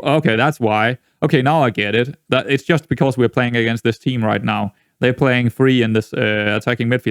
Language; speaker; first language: English; non-native, fluent; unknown